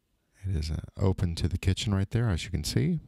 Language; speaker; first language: English; native; English